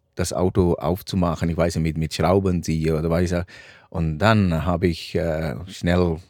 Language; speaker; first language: German; non-native, fluent; Sinhala